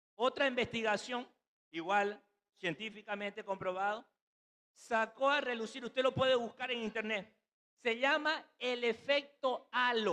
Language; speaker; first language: Spanish; native; Spanish